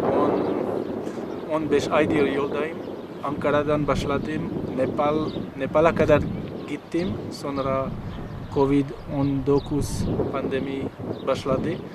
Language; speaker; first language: Turkish; non-native, learner; French